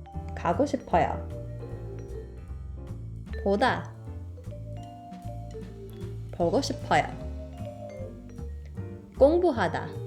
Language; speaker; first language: Korean; non-native, fluent; English